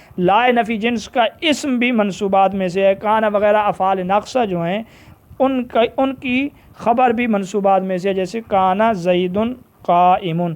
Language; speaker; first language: Urdu; non-native, local second language; Punjabi